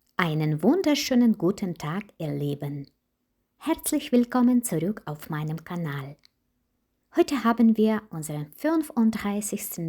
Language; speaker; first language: German; non-native, fluent; Ukrainian